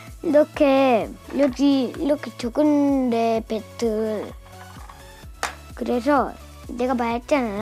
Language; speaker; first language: Korean; early bilingual, other home language; Russian